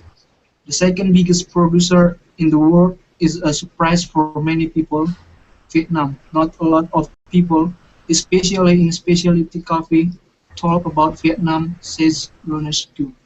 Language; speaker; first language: English; non-native, learner; Indonesian